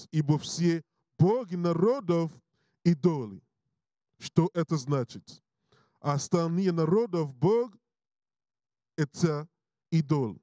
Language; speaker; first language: Russian; non-native, learner; English